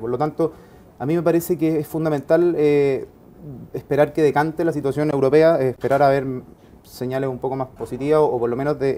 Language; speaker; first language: Spanish; native; Spanish